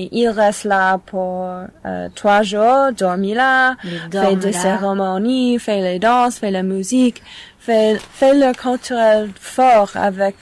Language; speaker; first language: French; non-native, learner; English